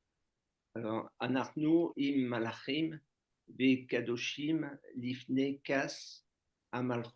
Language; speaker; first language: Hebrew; non-native, learner; French